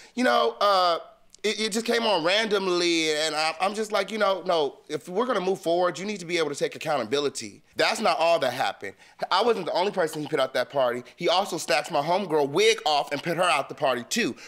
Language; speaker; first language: English; native; English